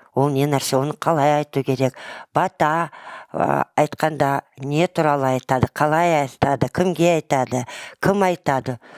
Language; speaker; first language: Kazakh; non-native, local second language; Russian